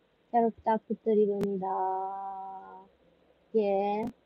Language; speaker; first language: Korean; non-native, learner; Japanese